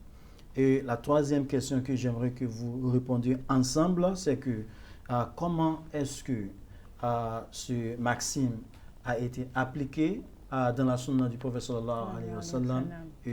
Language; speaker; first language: French; non-native, fluent; Yoruba